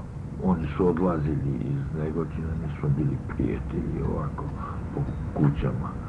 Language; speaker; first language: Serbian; early bilingual, other home language; Russian